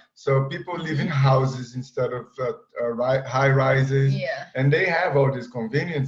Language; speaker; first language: English; non-native, fluent; Portuguese